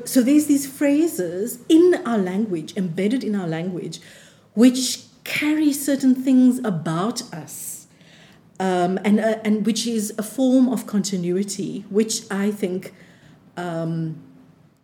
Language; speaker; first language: English; native; English